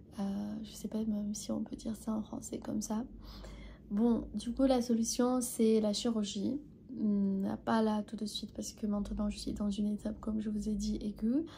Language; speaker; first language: French; non-native, fluent; Armenian